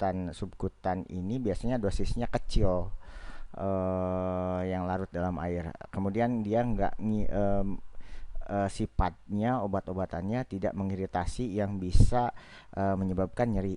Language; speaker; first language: Indonesian; native; Indonesian